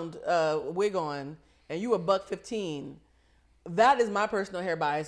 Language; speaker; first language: English; native; English